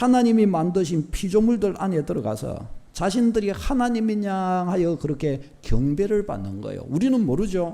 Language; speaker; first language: Korean; native; Korean